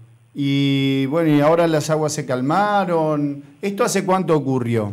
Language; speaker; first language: Spanish; native; Spanish